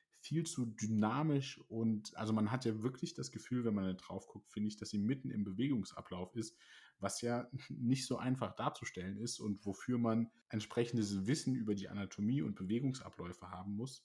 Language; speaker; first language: German; native; German